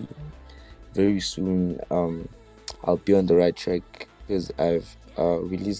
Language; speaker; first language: English; non-native, local second language; Southern Sotho